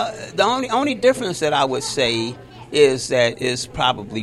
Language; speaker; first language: English; native; English